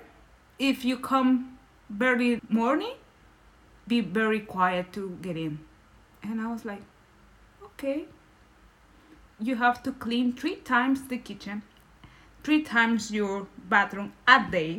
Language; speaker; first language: English; non-native, learner; Spanish